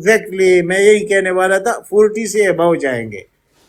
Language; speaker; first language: Urdu; native; Urdu